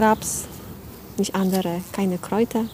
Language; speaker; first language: German; non-native, learner; Polish